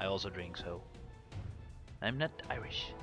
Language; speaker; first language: English; non-native, fluent; Dutch